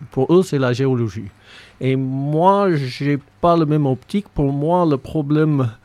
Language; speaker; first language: French; non-native, fluent; English